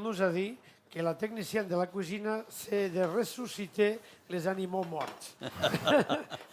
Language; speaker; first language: French; non-native, fluent; Catalan